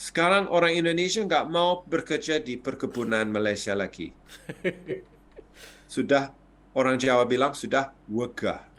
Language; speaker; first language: Indonesian; non-native, fluent; English